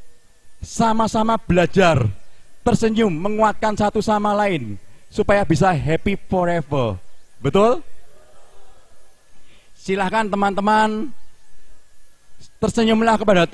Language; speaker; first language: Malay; non-native, local second language; Javanese